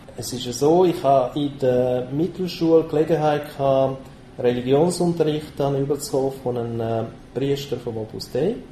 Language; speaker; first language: German; non-native, local second language; Italian